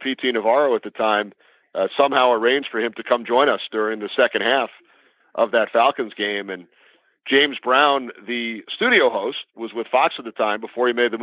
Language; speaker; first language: English; native; English